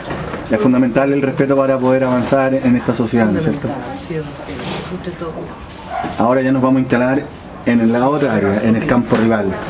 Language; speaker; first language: Spanish; native; Spanish